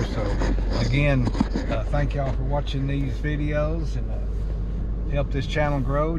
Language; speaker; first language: English; native; English